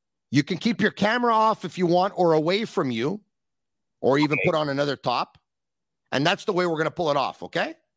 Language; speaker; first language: English; native; English